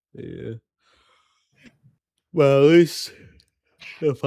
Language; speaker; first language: English; native; English